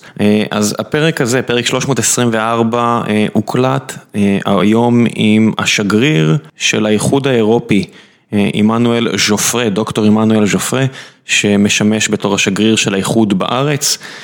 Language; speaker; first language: Hebrew; native; Hebrew